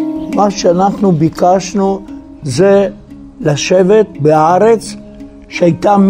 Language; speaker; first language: Hebrew; non-native, fluent; Italian